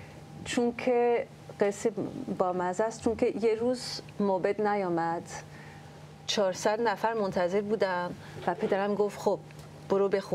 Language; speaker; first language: Persian; early bilingual, heritage; French